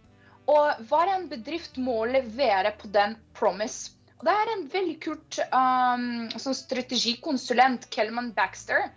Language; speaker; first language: Norwegian; non-native, fluent; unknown